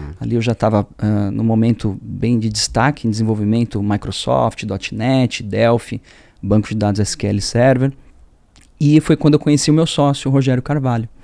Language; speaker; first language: Portuguese; early bilingual, other home language; French